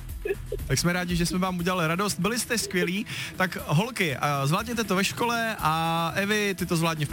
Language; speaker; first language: Czech; native; Czech